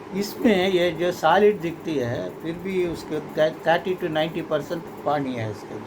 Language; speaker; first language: Hindi; non-native, local second language; Telugu